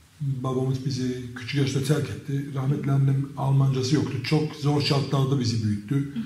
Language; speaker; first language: Turkish; early bilingual, heritage; Turkish